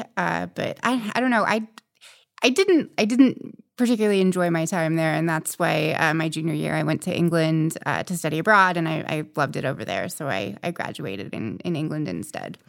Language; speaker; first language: English; native; English